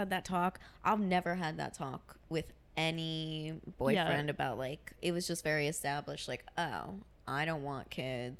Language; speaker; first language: English; native; English